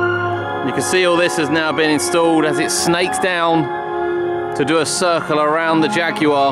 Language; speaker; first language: English; native; English